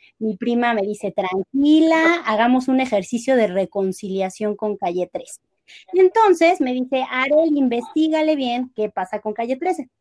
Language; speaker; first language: Spanish; native; Spanish